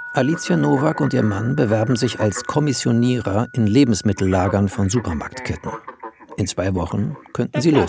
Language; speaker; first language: German; native; German